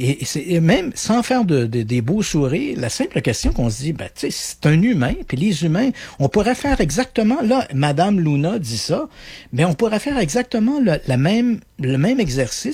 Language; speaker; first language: French; native; French